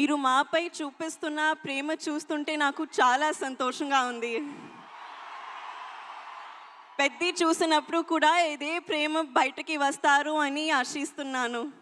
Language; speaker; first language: Telugu; non-native, learner; Hindi